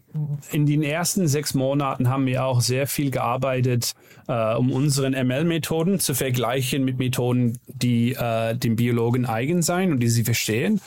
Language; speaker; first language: German; non-native, learner; Dutch